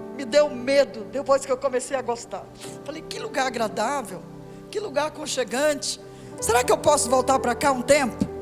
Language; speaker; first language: Portuguese; native; Portuguese